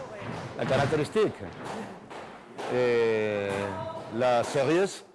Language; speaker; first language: French; non-native, learner; Spanish